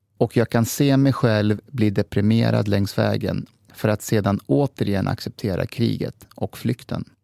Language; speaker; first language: Swedish; early bilingual, other home language; Persian